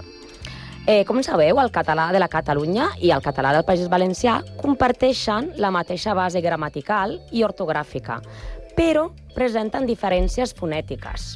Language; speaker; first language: Catalan; non-native, learner; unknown